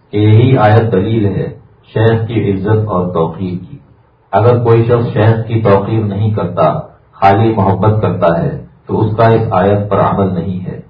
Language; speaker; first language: Urdu; native; Urdu